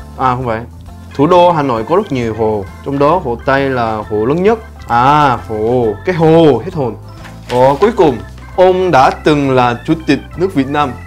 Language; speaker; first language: Vietnamese; non-native, learner; Korean